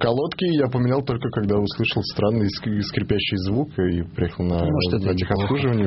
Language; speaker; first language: Russian; native; Russian